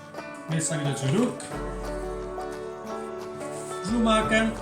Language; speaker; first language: German; non-native, learner; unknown